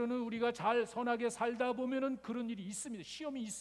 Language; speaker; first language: Korean; native; Korean